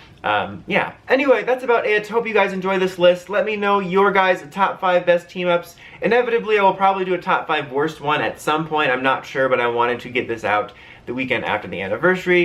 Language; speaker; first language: English; native; English